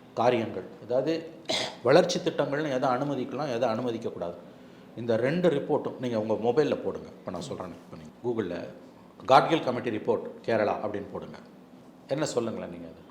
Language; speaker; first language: Tamil; native; Tamil